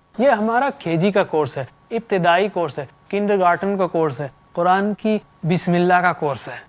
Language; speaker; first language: Urdu; native; Urdu